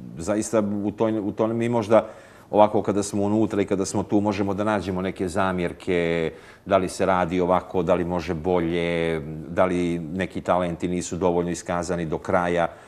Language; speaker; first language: Croatian; native; Croatian